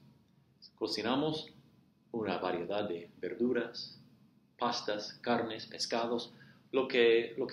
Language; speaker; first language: Spanish; non-native, fluent; English